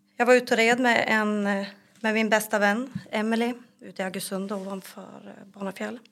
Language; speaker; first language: Swedish; native; Swedish